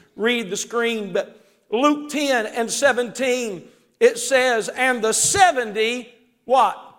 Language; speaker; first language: English; native; English